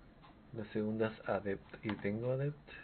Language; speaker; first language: Spanish; native; Spanish